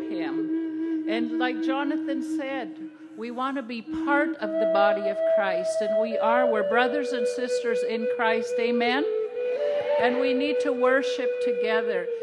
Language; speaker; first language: English; non-native, fluent; Cree